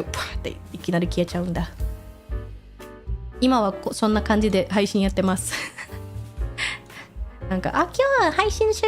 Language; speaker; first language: Japanese; non-native, fluent; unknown